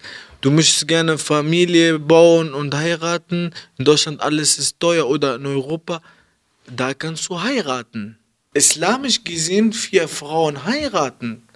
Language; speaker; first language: German; early bilingual, other home language; Arabic